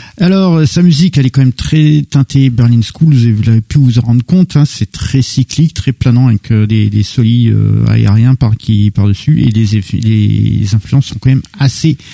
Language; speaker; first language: French; native; French